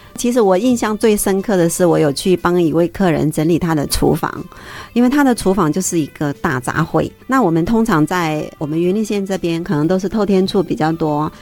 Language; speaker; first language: Chinese; native; Chinese